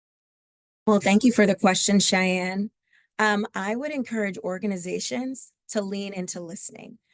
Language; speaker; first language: English; native; English